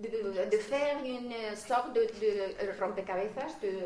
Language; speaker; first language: French; non-native, fluent; Spanish